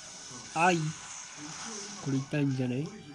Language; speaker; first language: Japanese; native; Japanese